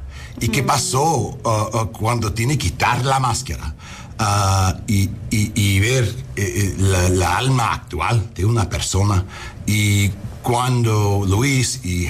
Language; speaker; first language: Spanish; non-native, learner; English